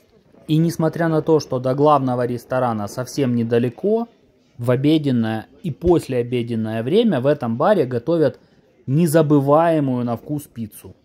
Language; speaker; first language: Russian; native; Russian